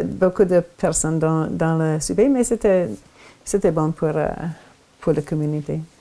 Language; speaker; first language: French; non-native, local second language; English